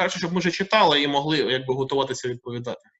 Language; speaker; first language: Ukrainian; native; Ukrainian